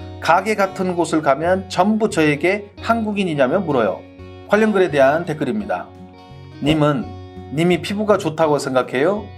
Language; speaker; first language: Korean; native; Korean